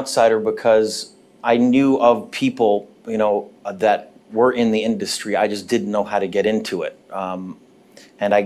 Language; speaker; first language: English; native; English